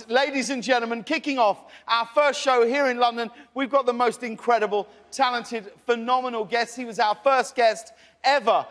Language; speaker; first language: English; native; English